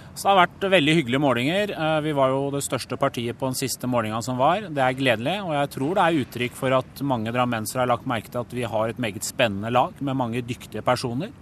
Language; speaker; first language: Norwegian; early bilingual, other home language; Persian